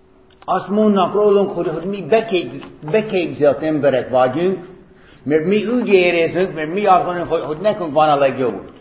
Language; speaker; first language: Hungarian; non-native, fluent; English